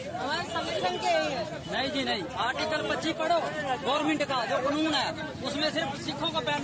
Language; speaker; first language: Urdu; non-native, local second language; Punjabi